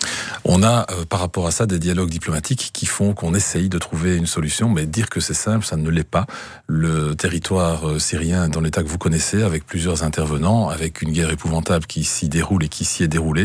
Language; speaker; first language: French; native; French